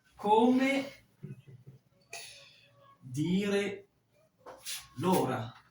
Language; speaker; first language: Italian; non-native, fluent; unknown